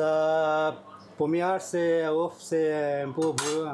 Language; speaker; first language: French; non-native, learner; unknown